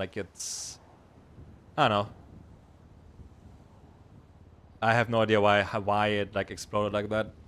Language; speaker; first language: English; non-native, fluent; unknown